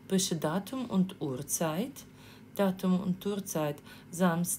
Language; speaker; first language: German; non-native, fluent; Ukrainian